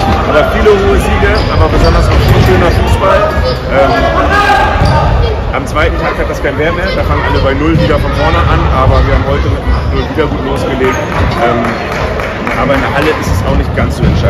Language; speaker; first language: German; native; German